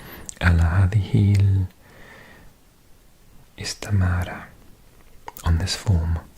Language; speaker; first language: Arabic; non-native, learner; English